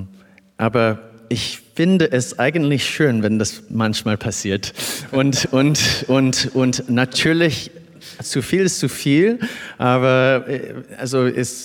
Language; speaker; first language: German; non-native, fluent; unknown